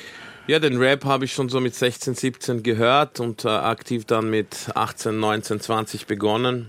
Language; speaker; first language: German; early bilingual, other home language; Croatian